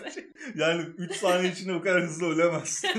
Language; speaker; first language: Turkish; native; Turkish